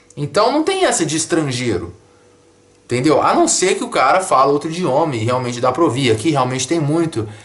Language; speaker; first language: Portuguese; native; Portuguese